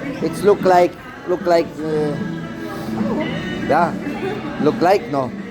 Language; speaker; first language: English; non-native, learner; Polish